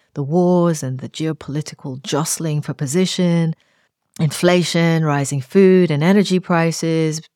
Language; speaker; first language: English; native; English